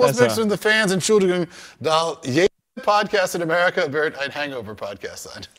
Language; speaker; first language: German; non-native, learner; English